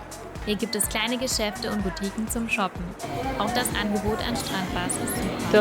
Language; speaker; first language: German; native; German